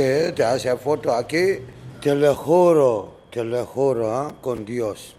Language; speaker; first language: Spanish; non-native, learner; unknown